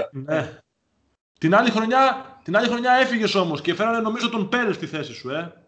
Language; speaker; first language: Greek; native; Greek